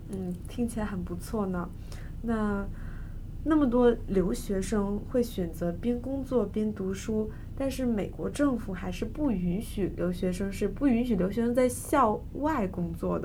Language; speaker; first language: Chinese; native; Chinese